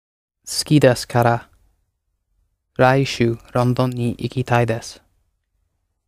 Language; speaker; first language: Japanese; non-native, learner; English